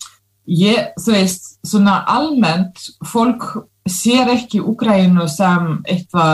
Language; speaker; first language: Icelandic; non-native, fluent; Russian